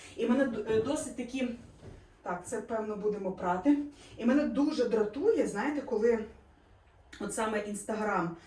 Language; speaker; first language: Ukrainian; non-native, local second language; Russian